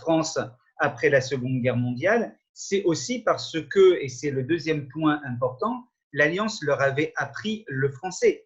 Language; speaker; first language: French; native; French